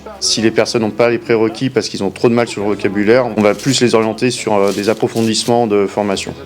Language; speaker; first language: French; native; French